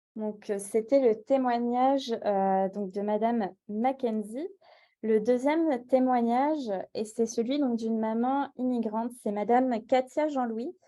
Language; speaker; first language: French; native; French